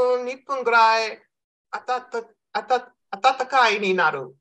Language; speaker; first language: Japanese; non-native, fluent; English